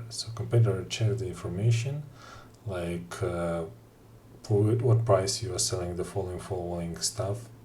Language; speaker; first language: English; non-native, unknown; Russian